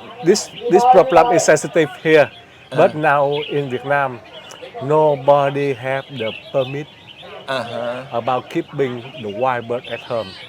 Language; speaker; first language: English; non-native, learner; Vietnamese